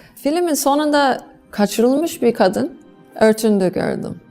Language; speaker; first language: Turkish; non-native, fluent; English